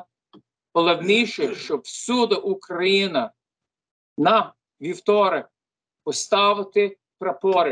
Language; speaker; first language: Ukrainian; early bilingual, heritage; Ukrainian